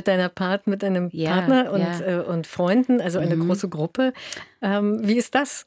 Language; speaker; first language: German; native; German